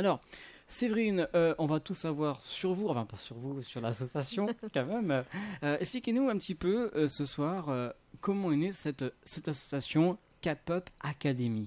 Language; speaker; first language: French; native; French